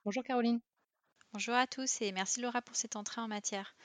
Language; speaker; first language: French; native; French